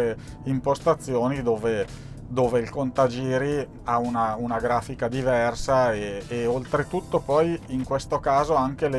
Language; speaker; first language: Italian; native; Italian